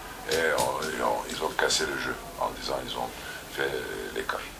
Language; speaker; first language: French; native; French